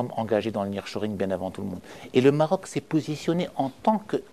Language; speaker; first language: French; non-native, local second language; Arabic